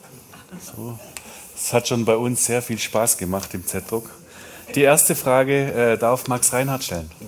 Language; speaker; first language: German; native; German